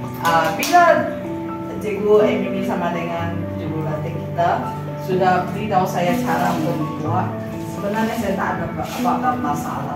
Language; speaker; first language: Malay; native; Malay